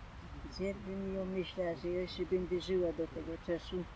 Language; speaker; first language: Polish; non-native, local second language; German